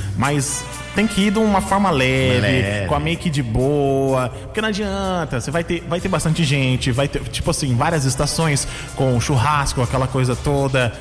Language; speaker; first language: Portuguese; native; Portuguese